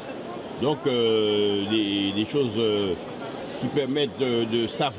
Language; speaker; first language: French; native; French